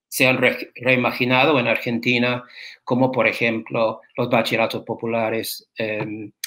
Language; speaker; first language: Spanish; non-native, fluent; English